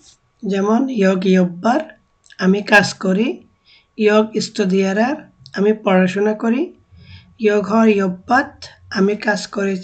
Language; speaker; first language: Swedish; non-native, fluent; Bangla